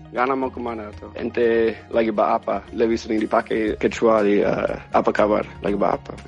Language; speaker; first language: Indonesian; non-native, fluent; English